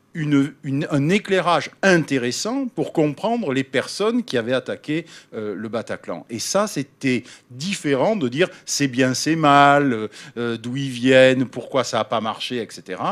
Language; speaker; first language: French; native; French